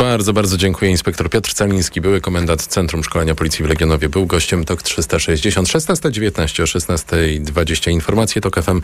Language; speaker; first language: Polish; native; Polish